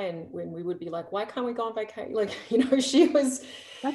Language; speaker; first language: English; native; English